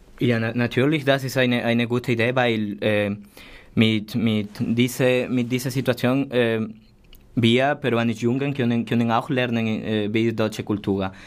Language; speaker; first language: German; non-native, learner; Spanish